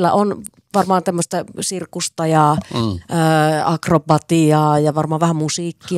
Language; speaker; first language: Finnish; native; Finnish